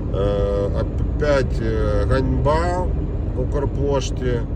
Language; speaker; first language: Ukrainian; non-native, local second language; Russian